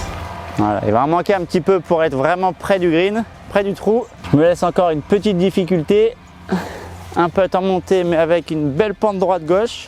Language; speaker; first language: French; native; French